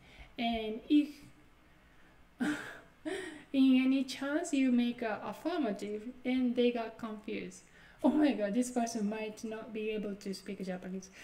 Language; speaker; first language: English; non-native, fluent; Japanese